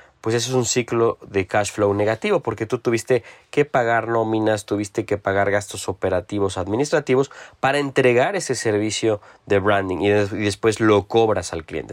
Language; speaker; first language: Spanish; native; Spanish